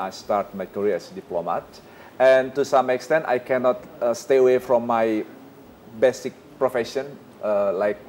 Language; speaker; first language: English; non-native, fluent; Indonesian